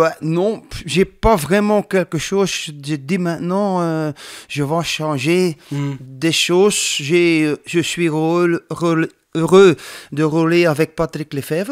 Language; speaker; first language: French; non-native, learner; Dutch